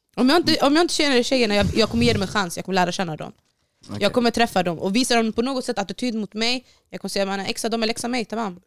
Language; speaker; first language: Swedish; early bilingual, other home language; Baluchi